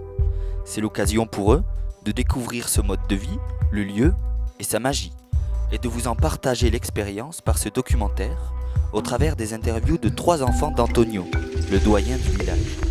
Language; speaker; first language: French; native; French